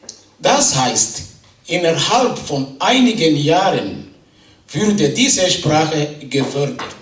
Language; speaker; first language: German; non-native, fluent; Somali